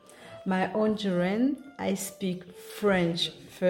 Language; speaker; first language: English; non-native, local second language; Morisyen